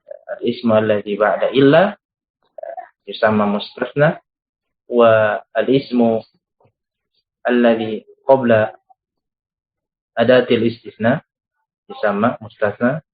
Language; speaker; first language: Arabic; non-native, fluent; Indonesian